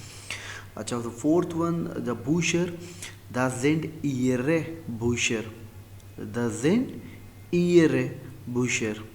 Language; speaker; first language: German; non-native, learner; Urdu